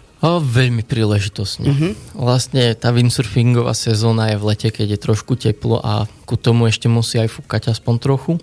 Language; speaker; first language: Slovak; native; Slovak